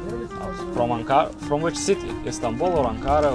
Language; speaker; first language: English; non-native, learner; Lithuanian